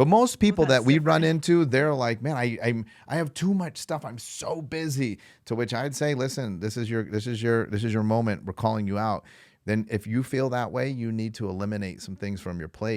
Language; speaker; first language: English; native; English